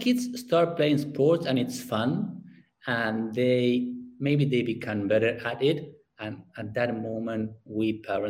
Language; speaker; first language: English; non-native, fluent; Spanish